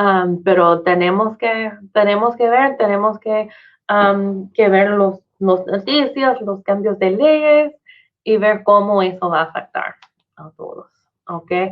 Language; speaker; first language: Spanish; non-native, fluent; English